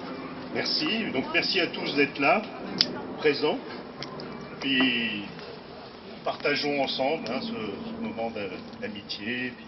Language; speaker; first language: French; native; French